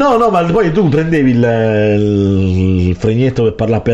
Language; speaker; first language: Italian; native; Italian